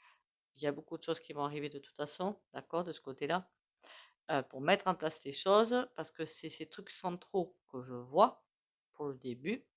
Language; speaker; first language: French; native; French